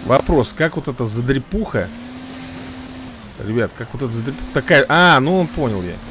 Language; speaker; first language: Russian; native; Russian